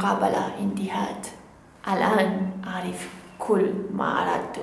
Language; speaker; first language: Arabic; non-native, learner; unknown